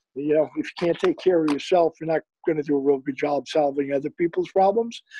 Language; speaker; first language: English; native; English